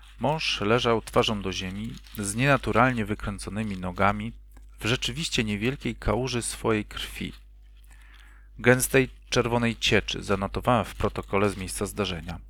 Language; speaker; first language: Polish; native; Polish